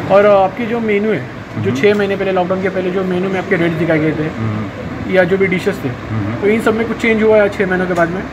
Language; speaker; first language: Hindi; non-native, local second language; Marathi